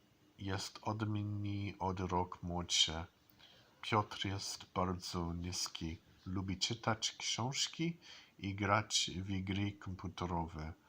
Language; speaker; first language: Polish; non-native, learner; English